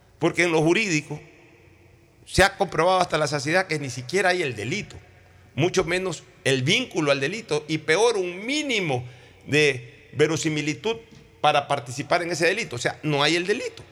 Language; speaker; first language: Spanish; native; Spanish